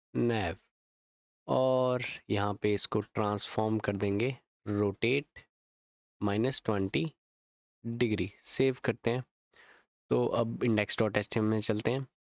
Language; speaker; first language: Hindi; native; Hindi